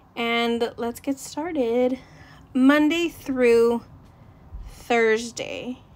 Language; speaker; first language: English; native; English